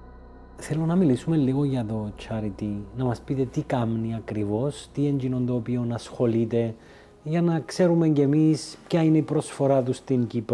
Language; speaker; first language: Greek; native; Greek